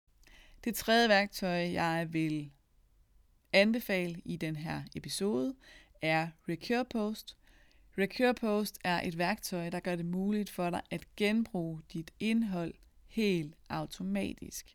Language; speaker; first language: Danish; native; Danish